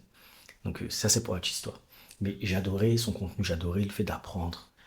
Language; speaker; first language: French; native; French